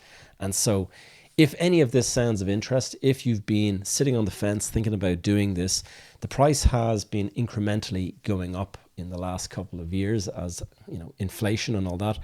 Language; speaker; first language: English; native; English